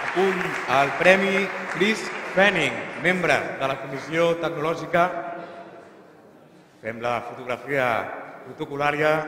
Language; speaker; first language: Catalan; native; Catalan